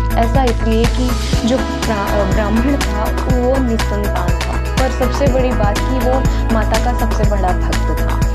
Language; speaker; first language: Hindi; native; Hindi